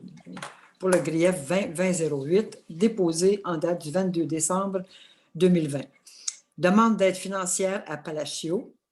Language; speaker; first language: French; native; French